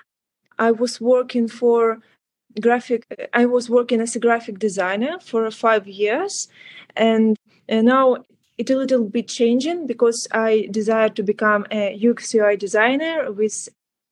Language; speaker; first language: English; non-native, learner; Ukrainian